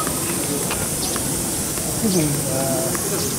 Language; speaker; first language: English; non-native, learner; Japanese